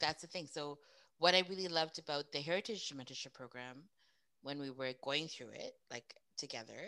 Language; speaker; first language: English; native; English